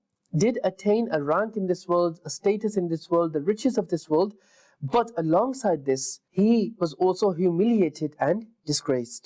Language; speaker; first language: English; non-native, local second language; Urdu